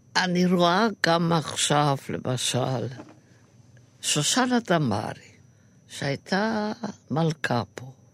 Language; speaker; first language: Hebrew; non-native, fluent; Yiddish